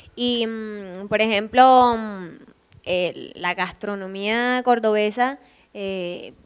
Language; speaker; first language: Spanish; native; Spanish